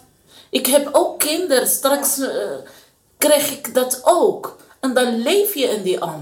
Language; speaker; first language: Dutch; non-native, learner; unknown